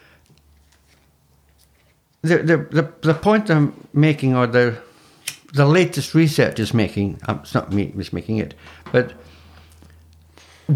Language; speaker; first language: English; native; English